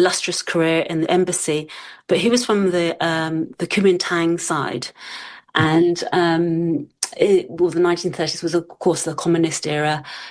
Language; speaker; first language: English; native; English